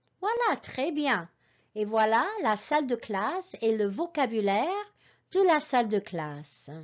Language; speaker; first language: French; non-native, fluent; English